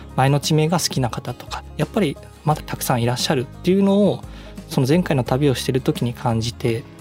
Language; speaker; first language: Japanese; native; Japanese